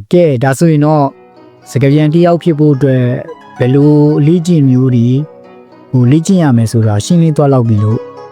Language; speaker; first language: Burmese; native; Burmese